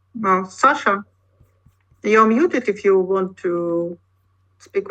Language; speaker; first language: English; non-native, learner; Russian